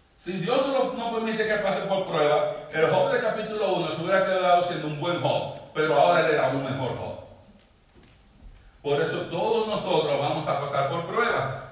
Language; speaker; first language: Spanish; native; Spanish